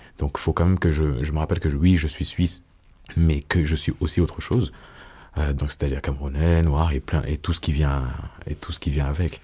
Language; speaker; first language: French; early bilingual, other home language; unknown